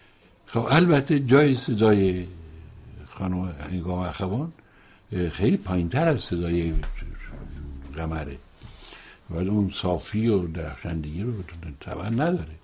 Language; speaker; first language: Persian; native; Persian